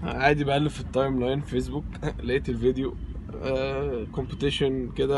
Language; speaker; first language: Arabic; native; Arabic